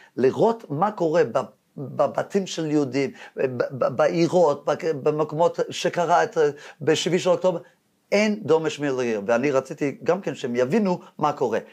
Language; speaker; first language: Hebrew; non-native, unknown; English